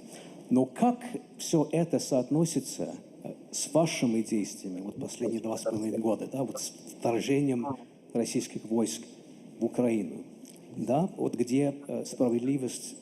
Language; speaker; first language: Russian; non-native, fluent; English